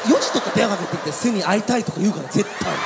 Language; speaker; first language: Japanese; native; Japanese